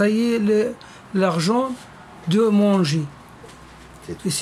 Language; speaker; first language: French; non-native, learner; Arabic